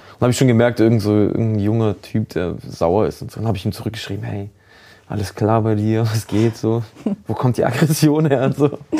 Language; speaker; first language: German; early bilingual, other home language; Polish